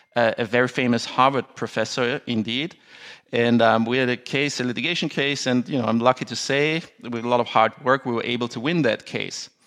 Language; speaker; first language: English; non-native, fluent; German